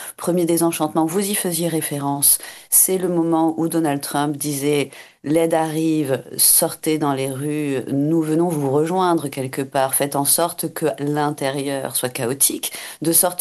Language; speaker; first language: French; native; French